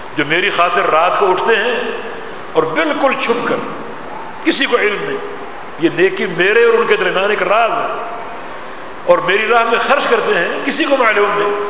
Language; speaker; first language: Urdu; non-native, local second language; Punjabi